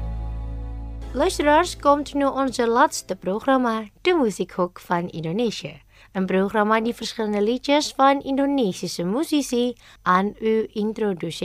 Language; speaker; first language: Dutch; non-native, learner; Indonesian